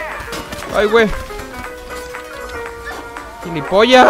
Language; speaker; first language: Spanish; native; Spanish